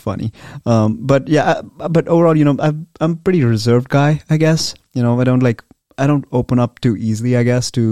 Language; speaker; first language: English; non-native, local second language; Hindi